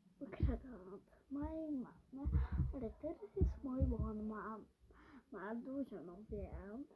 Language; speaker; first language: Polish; early bilingual, heritage; Polish